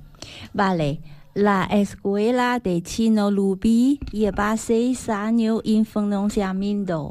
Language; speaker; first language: Spanish; non-native, learner; Chinese